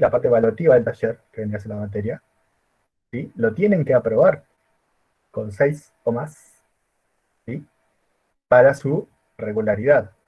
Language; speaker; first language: Spanish; native; Spanish